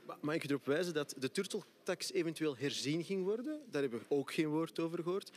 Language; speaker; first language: Dutch; native; Dutch